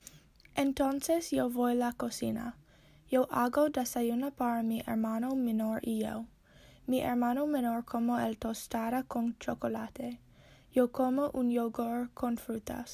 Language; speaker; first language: Spanish; non-native, learner; English